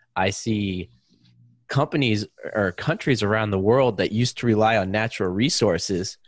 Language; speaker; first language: English; native; English